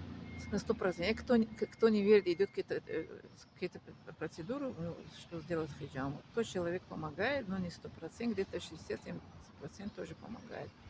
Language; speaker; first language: Russian; non-native, learner; Tajik